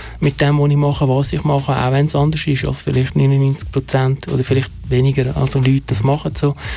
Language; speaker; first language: German; early bilingual, other home language; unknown